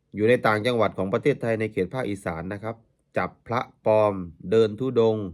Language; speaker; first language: Thai; native; Thai